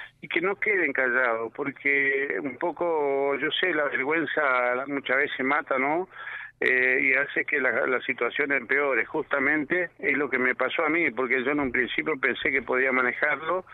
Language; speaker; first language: Spanish; native; Spanish